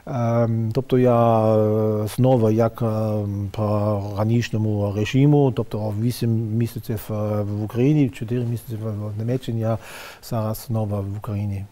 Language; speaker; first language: Ukrainian; non-native, fluent; German